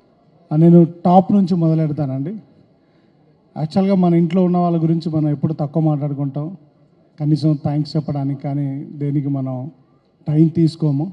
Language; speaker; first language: Telugu; native; Telugu